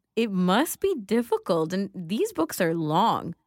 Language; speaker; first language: English; native; English